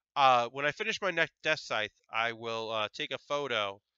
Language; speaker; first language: English; native; English